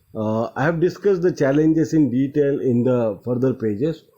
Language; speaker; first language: English; non-native, local second language; Marathi